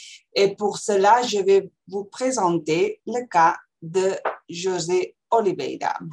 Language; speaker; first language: French; non-native, fluent; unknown